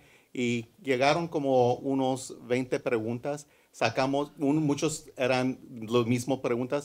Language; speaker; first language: Spanish; early bilingual, heritage; English